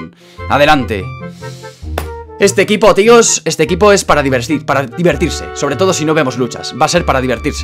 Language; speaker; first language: Spanish; native; Spanish